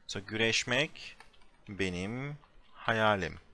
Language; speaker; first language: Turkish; non-native, fluent; English